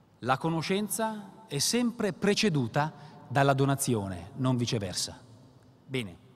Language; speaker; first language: Italian; native; Italian